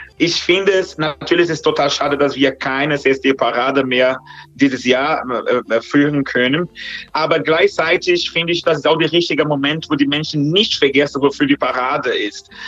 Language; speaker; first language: German; non-native, fluent; Portuguese